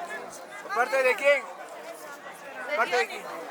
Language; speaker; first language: Spanish; native; Spanish